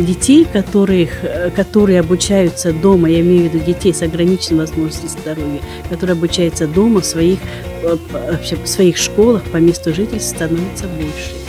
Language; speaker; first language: Russian; native; Russian